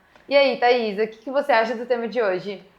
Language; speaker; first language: Portuguese; native; Portuguese